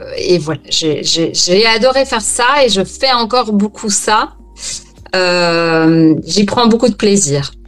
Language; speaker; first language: French; native; French